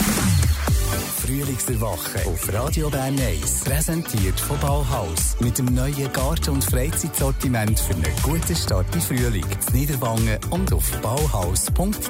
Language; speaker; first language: German; native; German